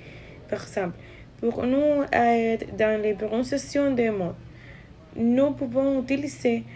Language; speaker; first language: French; non-native, learner; Spanish